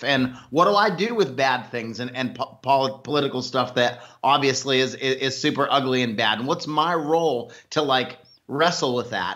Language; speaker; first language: English; native; English